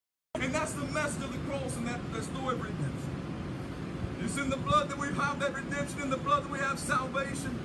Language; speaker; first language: English; native; English